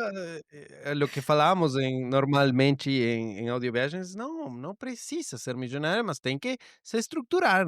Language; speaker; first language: Portuguese; non-native, learner; Spanish